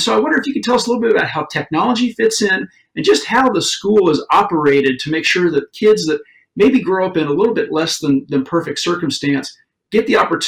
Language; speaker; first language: English; native; English